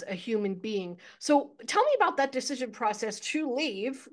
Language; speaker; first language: English; native; English